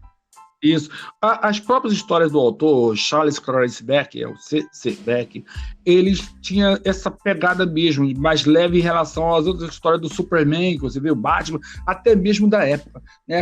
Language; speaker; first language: Portuguese; native; Portuguese